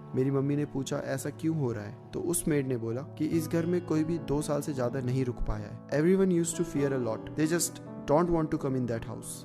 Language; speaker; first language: Hindi; native; Hindi